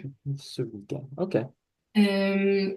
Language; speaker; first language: French; non-native, learner; English